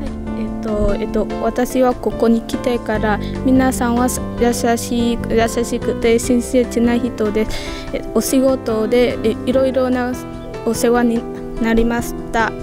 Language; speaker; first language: Japanese; non-native, learner; Vietnamese